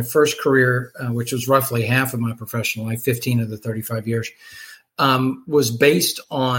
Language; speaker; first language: English; native; English